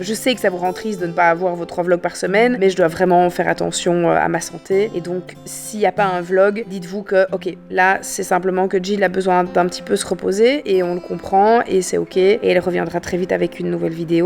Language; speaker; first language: French; native; French